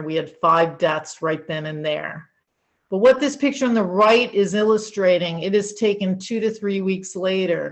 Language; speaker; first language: English; native; English